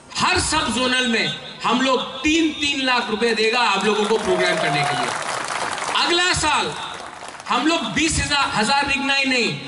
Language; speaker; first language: Hindi; non-native, local second language; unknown